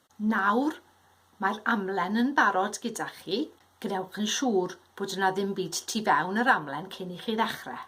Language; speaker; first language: Welsh; native; Welsh